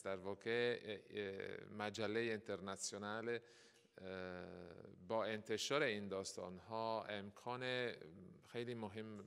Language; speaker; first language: Persian; non-native, fluent; Italian